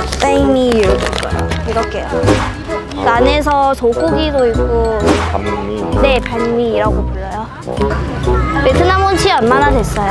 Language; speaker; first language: Korean; non-native, learner; Vietnamese